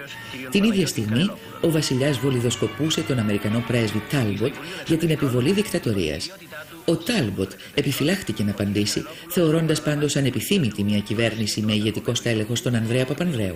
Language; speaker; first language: Greek; native; Greek